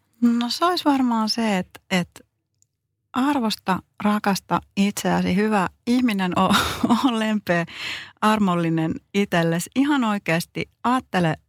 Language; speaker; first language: Finnish; native; Finnish